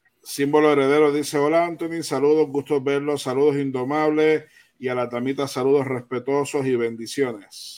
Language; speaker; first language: Spanish; native; Spanish